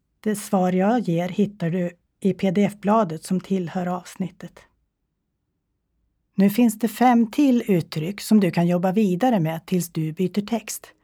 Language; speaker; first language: Swedish; native; Swedish